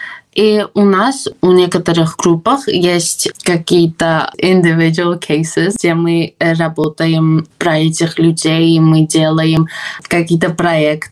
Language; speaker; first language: Russian; non-native, fluent; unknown